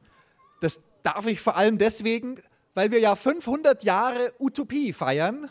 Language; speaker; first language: German; native; German